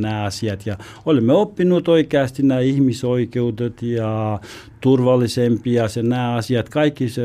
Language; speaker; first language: Finnish; non-native, learner; Albanian